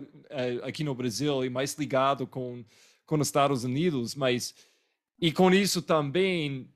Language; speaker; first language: Portuguese; non-native, fluent; English